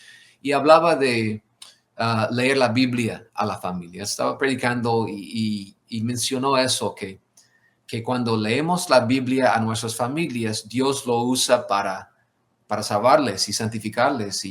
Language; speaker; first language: Spanish; non-native, fluent; English